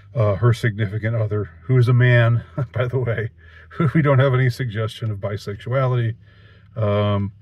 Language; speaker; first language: English; native; English